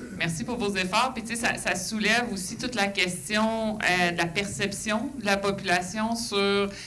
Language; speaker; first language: French; native; French